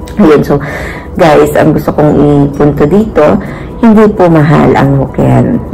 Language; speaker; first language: Filipino; native; Filipino